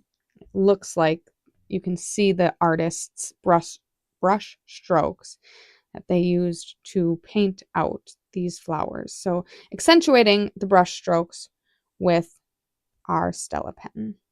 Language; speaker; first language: English; native; English